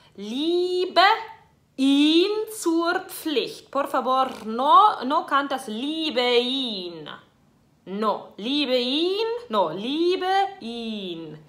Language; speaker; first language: Spanish; non-native, fluent; German